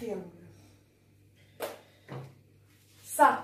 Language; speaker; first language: French; native; French